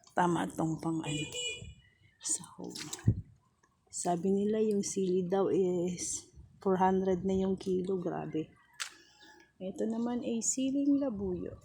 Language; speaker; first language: Filipino; non-native, local second language; Bikol